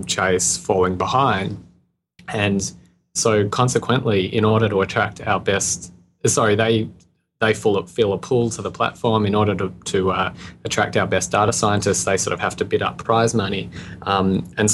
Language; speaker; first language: English; native; English